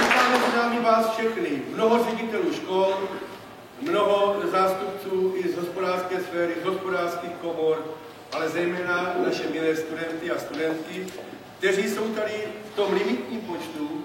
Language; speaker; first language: Czech; native; Czech